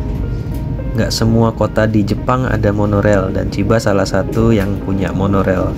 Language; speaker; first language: Indonesian; native; Indonesian